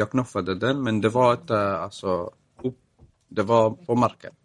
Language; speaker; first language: Swedish; non-native, fluent; Arabic